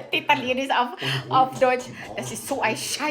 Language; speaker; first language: German; non-native, fluent; Filipino